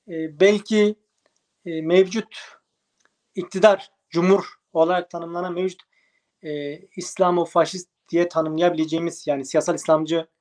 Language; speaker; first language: Turkish; native; Turkish